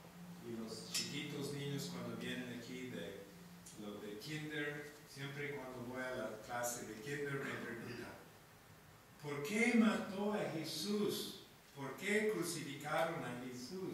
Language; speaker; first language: Spanish; non-native, fluent; English